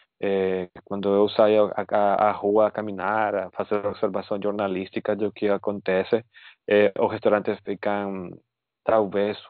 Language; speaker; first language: Portuguese; non-native, fluent; Spanish